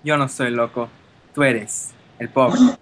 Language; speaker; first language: Spanish; early bilingual, heritage; Spanish